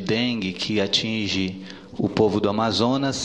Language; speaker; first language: Portuguese; native; Portuguese